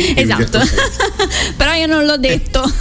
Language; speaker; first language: Italian; native; Italian